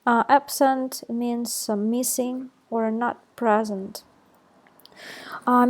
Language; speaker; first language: English; non-native, fluent; Russian